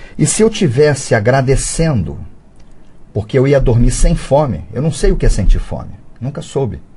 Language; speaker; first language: Portuguese; native; Portuguese